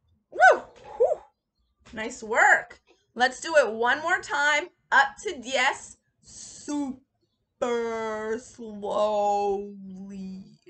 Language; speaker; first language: English; native; English